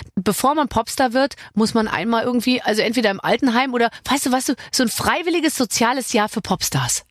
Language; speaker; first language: German; native; German